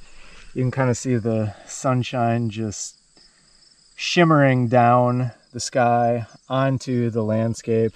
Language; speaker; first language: English; native; English